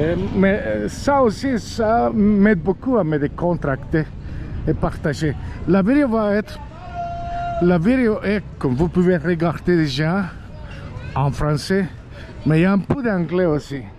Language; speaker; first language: French; non-native, fluent; Spanish